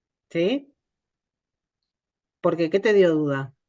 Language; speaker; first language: Spanish; native; Spanish